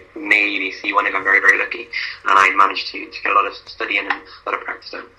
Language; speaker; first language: English; native; English